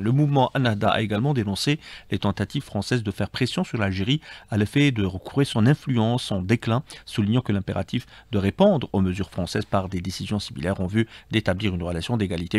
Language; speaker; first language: French; non-native, local second language; Arabic